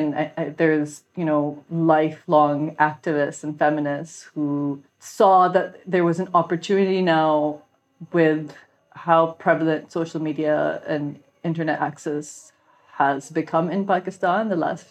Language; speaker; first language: English; non-native, local second language; Urdu